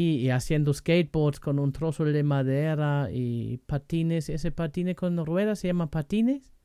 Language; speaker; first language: Spanish; non-native, fluent; German